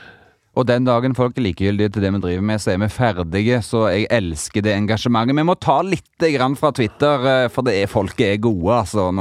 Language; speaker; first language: Norwegian; native; Norwegian